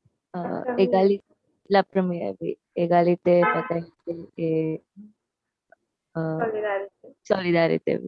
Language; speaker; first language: French; non-native, learner; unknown